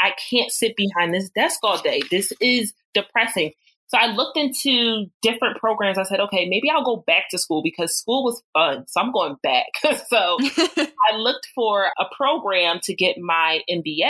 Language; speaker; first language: English; native; English